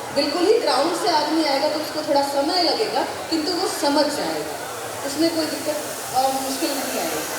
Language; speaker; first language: Hindi; non-native, local second language; Maithili